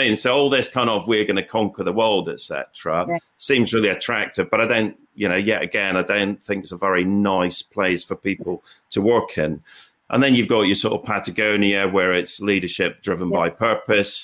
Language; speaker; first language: English; native; English